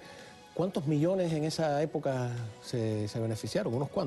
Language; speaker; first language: Spanish; native; Spanish